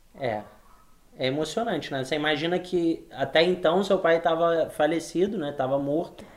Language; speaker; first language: Portuguese; native; Portuguese